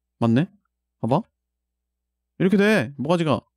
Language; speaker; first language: Korean; native; Korean